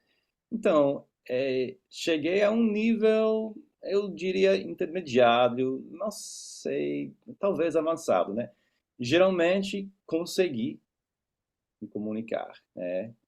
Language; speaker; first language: Portuguese; non-native, fluent; English